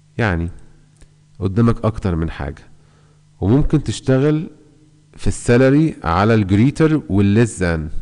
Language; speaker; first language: Arabic; native; Arabic